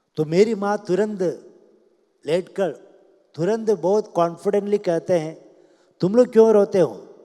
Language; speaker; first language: Hindi; non-native, local second language; Malayalam